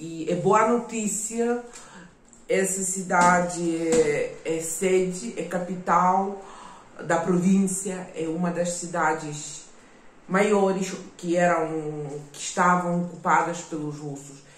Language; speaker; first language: Portuguese; non-native, fluent; Ukrainian